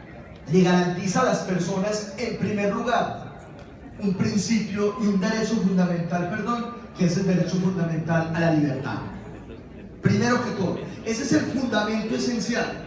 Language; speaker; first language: Spanish; native; Spanish